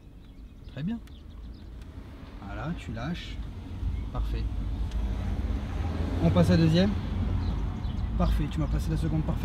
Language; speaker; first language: French; native; French